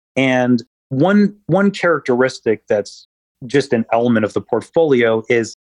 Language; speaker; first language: English; native; English